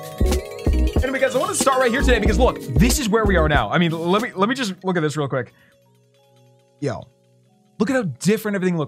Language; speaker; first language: English; native; English